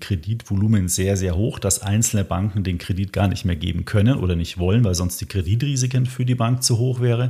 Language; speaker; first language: German; native; German